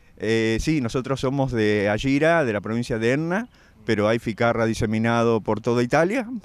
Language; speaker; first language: Spanish; native; Spanish